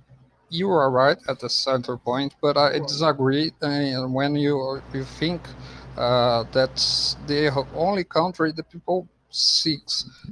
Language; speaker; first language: English; non-native, fluent; Portuguese